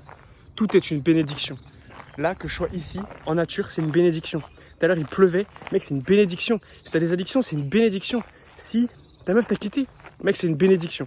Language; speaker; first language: French; native; French